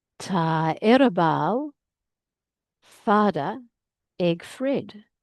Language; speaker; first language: Irish; non-native, learner; English